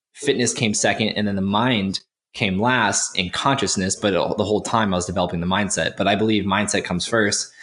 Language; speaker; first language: English; native; English